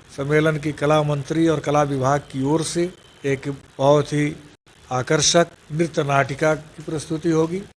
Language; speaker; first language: Hindi; native; Hindi